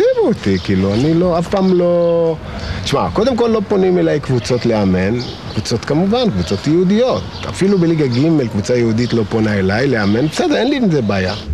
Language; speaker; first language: Hebrew; non-native, local second language; Arabic